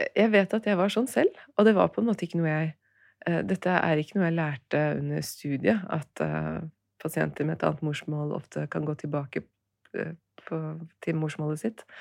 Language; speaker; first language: Norwegian; early bilingual, other home language; Turkish